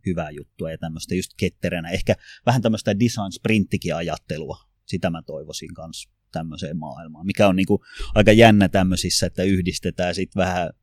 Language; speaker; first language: Finnish; native; Finnish